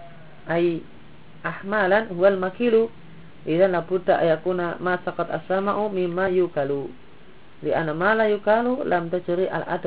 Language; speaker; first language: Arabic; non-native, fluent; Indonesian